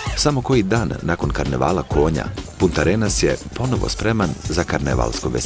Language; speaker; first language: Croatian; native; Croatian